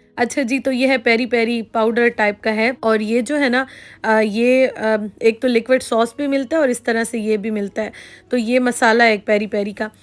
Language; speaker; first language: Urdu; native; Urdu